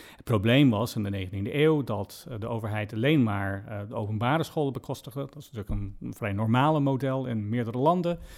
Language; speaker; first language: Dutch; non-native, fluent; English